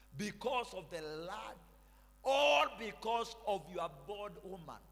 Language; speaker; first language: English; non-native, local second language; Swahili